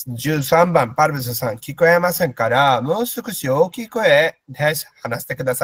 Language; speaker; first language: Japanese; non-native, fluent; Bangla